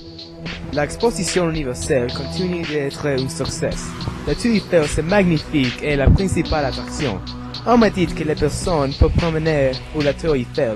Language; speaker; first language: French; non-native, learner; English